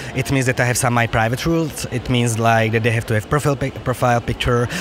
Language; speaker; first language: English; non-native, fluent; Czech